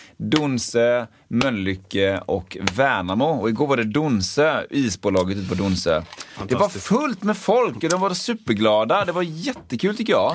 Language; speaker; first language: Swedish; native; Swedish